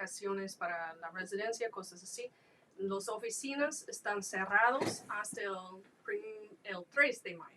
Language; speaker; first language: Spanish; non-native, fluent; English